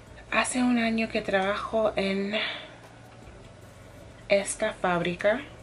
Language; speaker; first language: Spanish; non-native, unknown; English